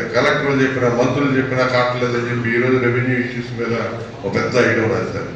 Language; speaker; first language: Telugu; native; Telugu